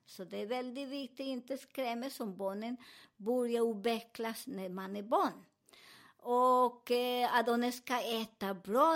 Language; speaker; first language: Swedish; non-native, fluent; Spanish